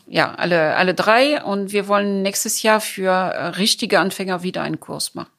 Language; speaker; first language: German; non-native, fluent; French